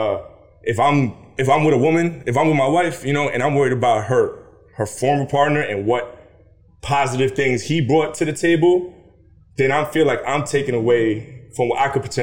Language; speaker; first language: English; native; English